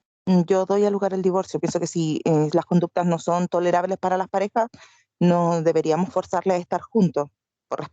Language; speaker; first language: Spanish; native; Spanish